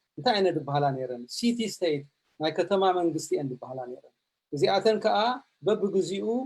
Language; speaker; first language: Tigrinya; native; Tigrinya